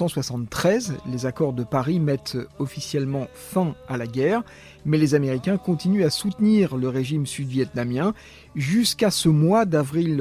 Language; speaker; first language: French; native; French